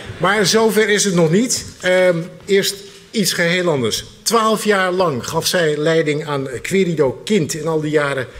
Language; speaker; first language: Dutch; native; Dutch